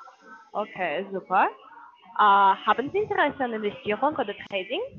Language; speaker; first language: German; non-native, learner; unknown